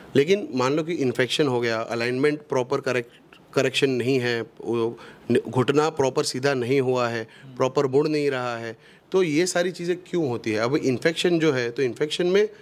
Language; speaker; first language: Hindi; non-native, local second language; Gujarati